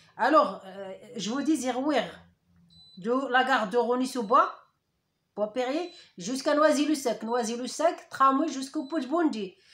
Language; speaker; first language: French; non-native, learner; Arabic